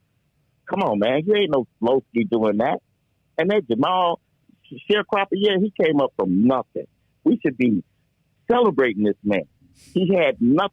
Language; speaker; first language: English; native; English